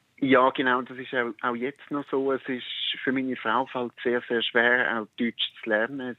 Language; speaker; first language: German; native; German